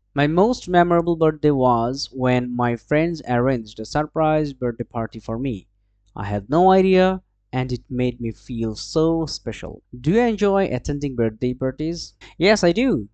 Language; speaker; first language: English; non-native, local second language; Bangla